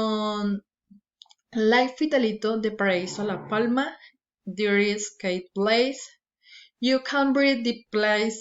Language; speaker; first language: English; non-native, learner; Spanish